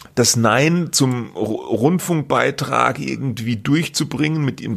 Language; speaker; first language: German; native; German